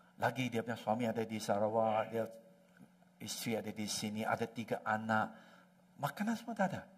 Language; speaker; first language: Malay; non-native, local second language; Chinese